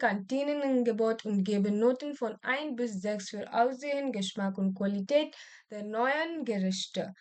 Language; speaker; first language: German; non-native, learner; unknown